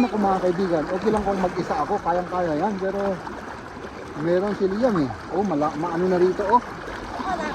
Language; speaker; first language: Filipino; native; Filipino